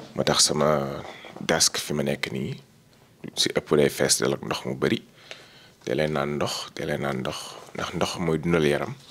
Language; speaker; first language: Wolof; early bilingual, heritage; Wolof